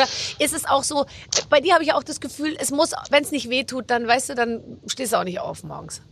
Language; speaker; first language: German; native; German